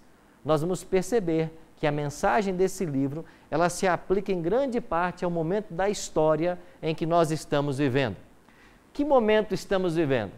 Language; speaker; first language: Portuguese; native; Portuguese